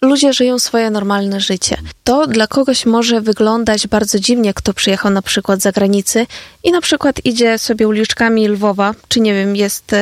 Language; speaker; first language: Polish; non-native, fluent; Ukrainian